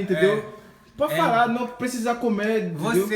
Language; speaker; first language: Portuguese; non-native, learner; Haitian Creole